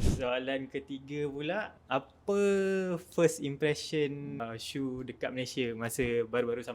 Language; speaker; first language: Malay; native; Malay